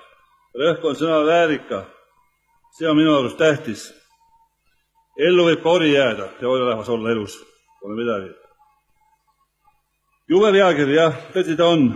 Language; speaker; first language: Estonian; native; Estonian